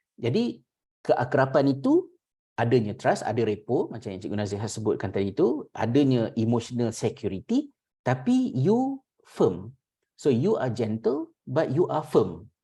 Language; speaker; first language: Malay; native; Malay